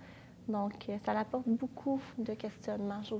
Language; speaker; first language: French; native; French